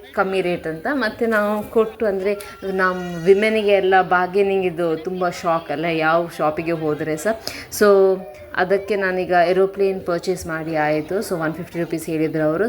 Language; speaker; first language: Kannada; non-native, local second language; Konkani